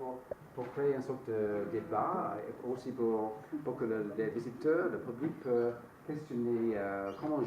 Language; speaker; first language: French; non-native, fluent; English